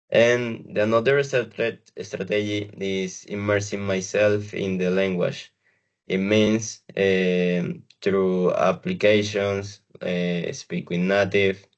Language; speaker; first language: English; non-native, learner; Spanish